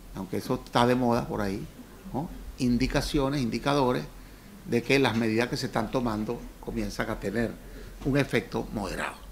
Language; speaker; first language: Spanish; native; Spanish